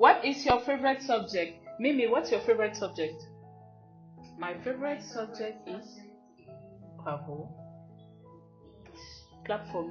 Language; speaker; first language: English; non-native, fluent; French